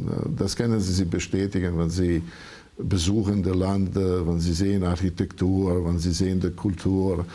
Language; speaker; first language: German; non-native, learner; Croatian